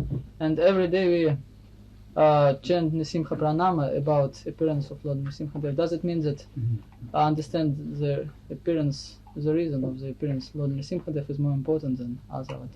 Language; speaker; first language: English; non-native, fluent; Russian